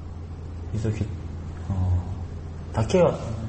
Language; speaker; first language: Japanese; non-native, learner; Korean